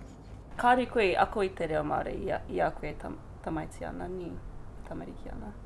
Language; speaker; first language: Māori; non-native, local second language; English